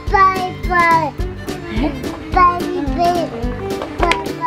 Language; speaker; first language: Japanese; early bilingual, heritage; Japanese